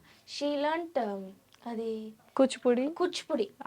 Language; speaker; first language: Telugu; non-native, learner; Tamil